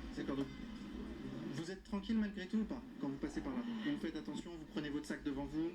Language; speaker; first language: French; native; French